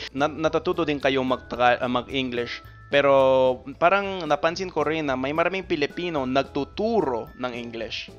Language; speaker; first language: Filipino; non-native, fluent; English